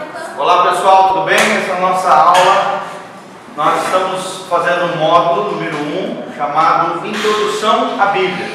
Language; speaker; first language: Portuguese; native; Portuguese